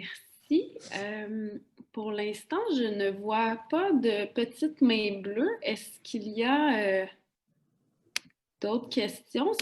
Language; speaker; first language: French; native; French